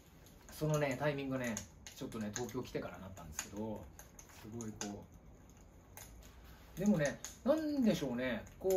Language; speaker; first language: Japanese; native; Japanese